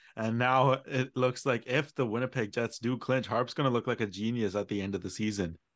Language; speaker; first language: English; early bilingual, other home language; Punjabi